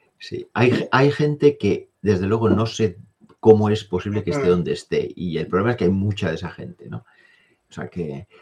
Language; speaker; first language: Spanish; native; Spanish